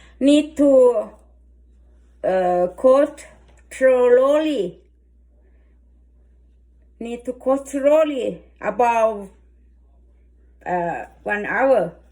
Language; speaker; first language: English; non-native, learner; Thai